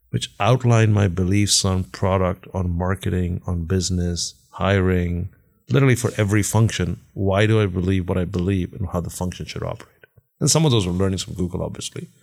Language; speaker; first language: English; non-native, local second language; Hindi